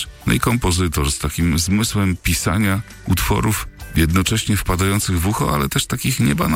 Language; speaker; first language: Polish; native; Polish